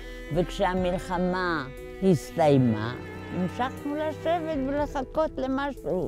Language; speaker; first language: Hebrew; non-native, fluent; Polish